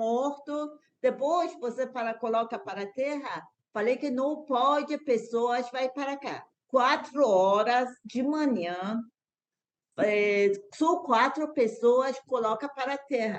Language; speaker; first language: Portuguese; non-native, learner; Persian